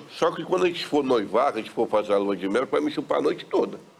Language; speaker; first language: Portuguese; native; Portuguese